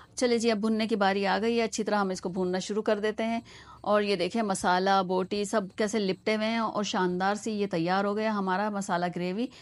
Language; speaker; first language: Hindi; native; Hindi